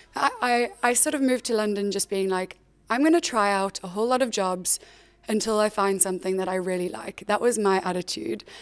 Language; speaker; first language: English; native; English